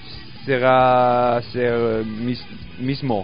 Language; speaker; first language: Spanish; non-native, learner; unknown